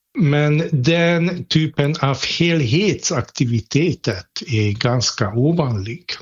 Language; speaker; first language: Swedish; non-native, fluent; Hungarian